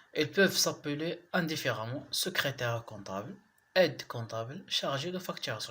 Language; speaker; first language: French; non-native, local second language; Arabic